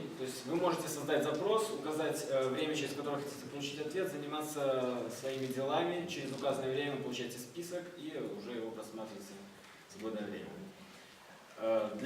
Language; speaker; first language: Russian; native; Russian